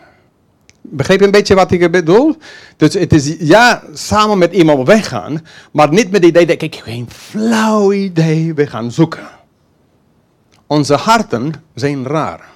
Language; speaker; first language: Dutch; non-native, fluent; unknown